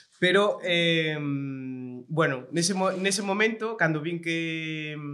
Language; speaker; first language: Galician; non-native, local second language; Kabuverdianu